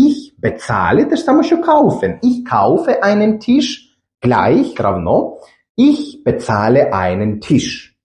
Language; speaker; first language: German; non-native, fluent; Ukrainian